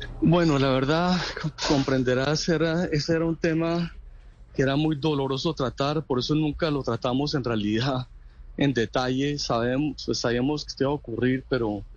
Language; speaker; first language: Spanish; native; Spanish